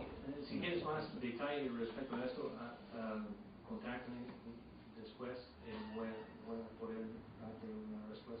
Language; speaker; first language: Spanish; non-native, fluent; English